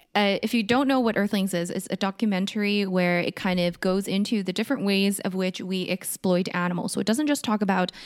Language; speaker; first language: English; early bilingual, other home language; Korean